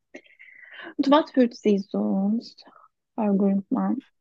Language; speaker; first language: German; non-native, learner; Turkish